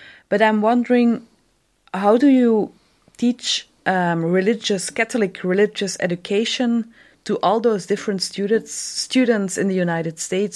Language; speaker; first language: English; non-native, fluent; Dutch